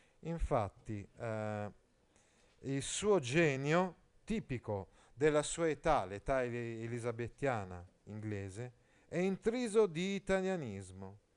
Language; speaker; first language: Italian; native; Italian